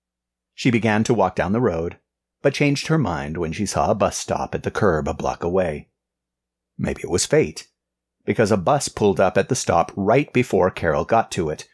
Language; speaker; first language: English; native; English